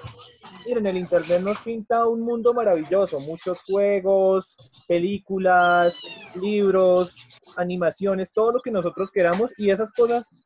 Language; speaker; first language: Spanish; native; Spanish